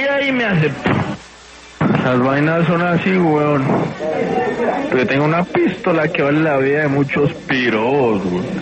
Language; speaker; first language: Spanish; native; Spanish